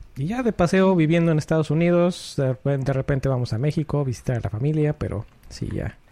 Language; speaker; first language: Spanish; native; Spanish